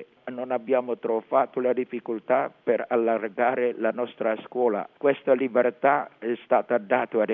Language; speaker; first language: Italian; non-native, learner; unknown